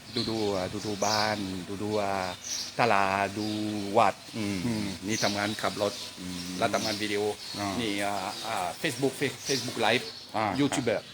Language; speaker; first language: Thai; non-native, learner; French